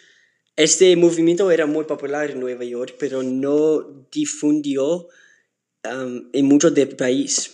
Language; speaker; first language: Spanish; non-native, learner; English